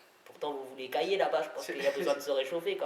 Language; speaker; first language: French; native; French